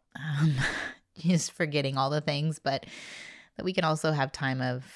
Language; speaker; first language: English; native; English